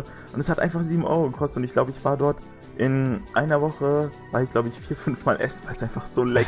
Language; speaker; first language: German; native; German